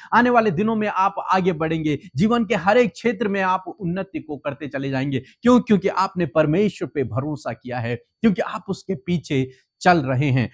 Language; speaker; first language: Hindi; native; Hindi